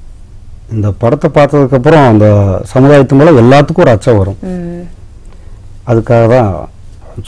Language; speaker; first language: Tamil; native; Tamil